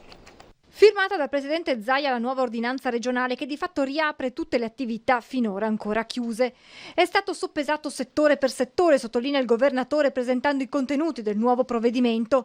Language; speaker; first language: Italian; native; Italian